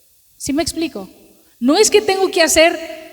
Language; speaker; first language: Spanish; native; Spanish